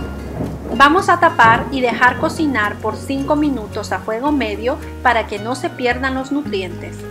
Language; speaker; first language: Spanish; native; Spanish